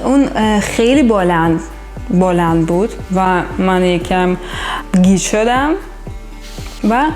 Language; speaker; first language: Persian; non-native, learner; Russian